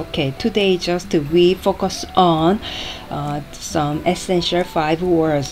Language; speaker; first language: English; non-native, fluent; Korean